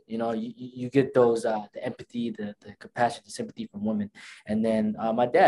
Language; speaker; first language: English; early bilingual, other home language; Somali